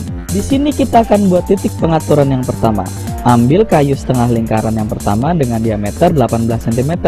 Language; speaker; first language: Indonesian; native; Indonesian